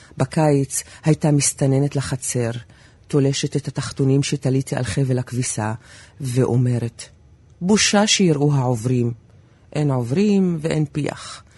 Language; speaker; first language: Hebrew; non-native, local second language; Arabic